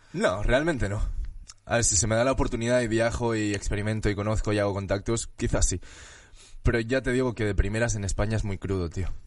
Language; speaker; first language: Spanish; early bilingual, other home language; Chinese